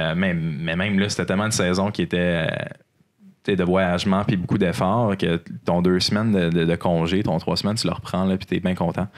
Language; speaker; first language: French; native; French